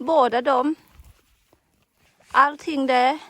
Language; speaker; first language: Swedish; non-native, learner; Thai